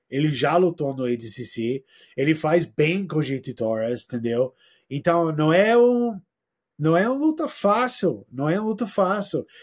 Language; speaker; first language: Portuguese; non-native, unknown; English